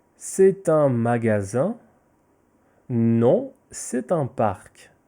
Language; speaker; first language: French; non-native, fluent; Ukrainian